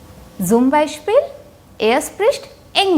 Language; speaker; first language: German; non-native, fluent; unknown